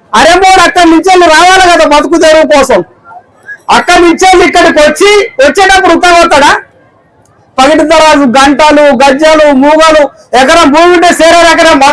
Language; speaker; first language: Telugu; non-native, local second language; Koya